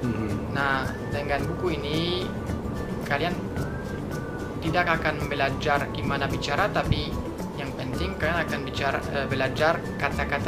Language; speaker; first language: Indonesian; non-native, fluent; French